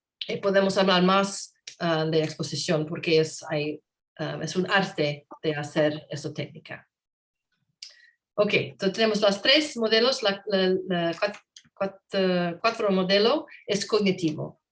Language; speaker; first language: Spanish; non-native, learner; English